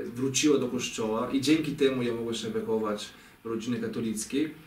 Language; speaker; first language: Polish; non-native, fluent; Italian